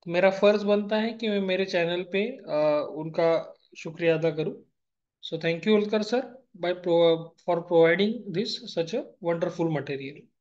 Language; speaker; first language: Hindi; non-native, local second language; Marathi